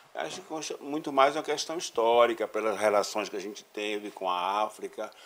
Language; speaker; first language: Portuguese; native; Portuguese